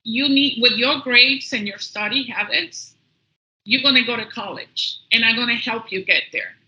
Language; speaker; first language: English; early bilingual, other home language; Spanish